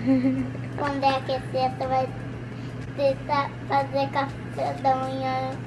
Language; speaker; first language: Portuguese; early bilingual, heritage; Portuguese